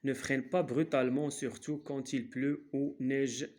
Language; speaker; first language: French; non-native, local second language; Arabic